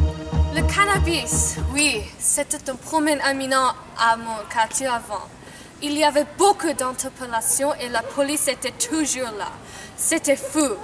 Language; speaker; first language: French; non-native, learner; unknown